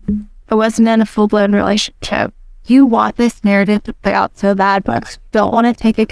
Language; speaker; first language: English; native; English